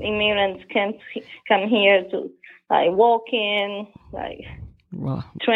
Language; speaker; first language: English; non-native, learner; Spanish